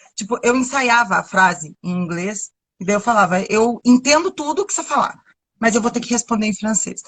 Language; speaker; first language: Portuguese; native; Portuguese